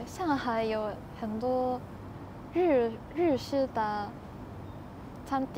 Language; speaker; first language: Chinese; non-native, learner; Japanese